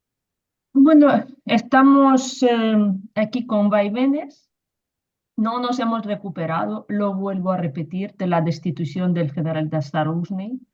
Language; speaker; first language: Spanish; non-native, fluent; Ukrainian